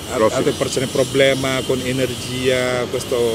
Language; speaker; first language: Italian; non-native, learner; Indonesian